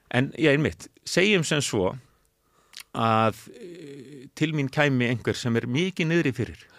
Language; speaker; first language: Icelandic; native; Icelandic